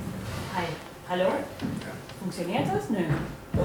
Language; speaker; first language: German; non-native, fluent; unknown